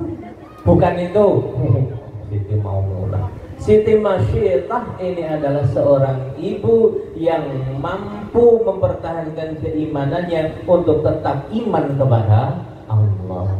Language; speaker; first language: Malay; non-native, local second language; Javanese